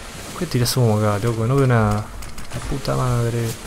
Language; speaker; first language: Spanish; native; Spanish